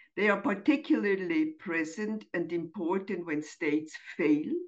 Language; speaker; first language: English; non-native, fluent; German